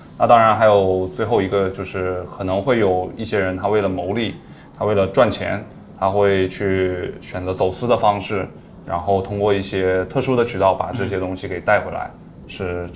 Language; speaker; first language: Chinese; native; Chinese